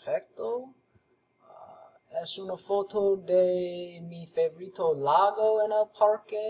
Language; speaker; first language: Spanish; non-native, learner; English